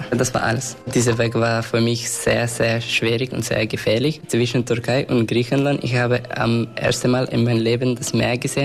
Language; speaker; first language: German; non-native, learner; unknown